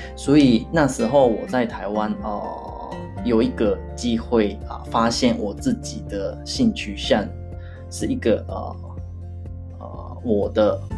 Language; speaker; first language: Chinese; non-native, fluent; Japanese